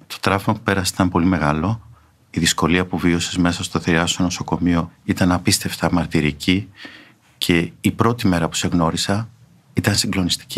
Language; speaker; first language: Greek; native; Greek